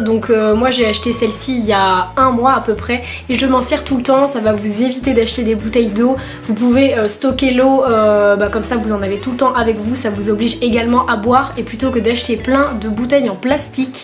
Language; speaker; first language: French; native; French